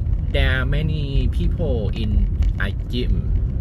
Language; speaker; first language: English; non-native, fluent; Thai